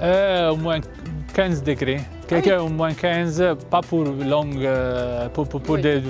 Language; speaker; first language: French; non-native, fluent; Italian